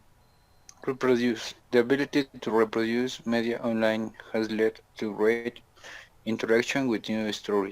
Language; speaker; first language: English; non-native, learner; Spanish